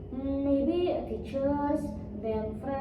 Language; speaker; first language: English; non-native, learner; Indonesian